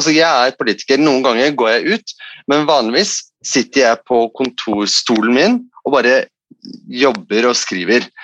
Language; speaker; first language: Norwegian; non-native, fluent; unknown